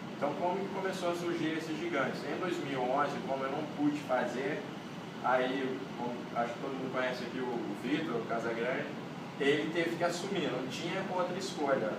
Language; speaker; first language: Portuguese; non-native, local second language; Kabuverdianu